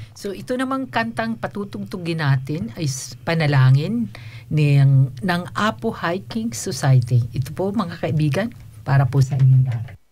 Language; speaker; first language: Filipino; non-native, local second language; Waray